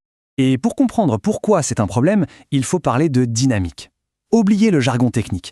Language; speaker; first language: French; native; French